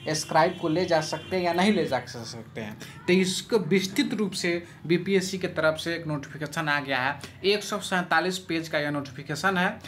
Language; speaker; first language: Hindi; native; Hindi